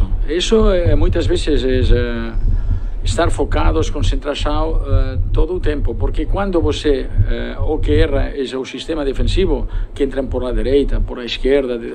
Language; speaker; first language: Portuguese; non-native, fluent; Spanish